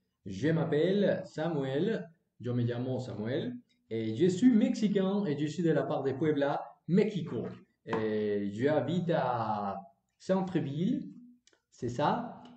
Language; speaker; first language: French; non-native, learner; Spanish